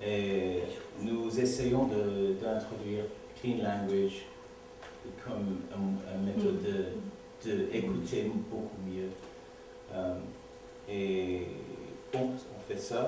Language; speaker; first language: French; non-native, learner; English